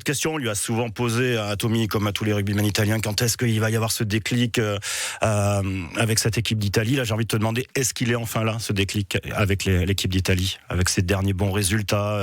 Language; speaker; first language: French; native; French